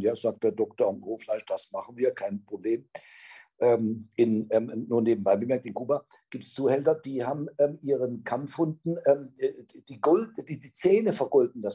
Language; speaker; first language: German; native; German